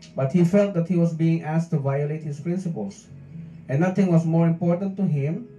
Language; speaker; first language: English; non-native, local second language; Filipino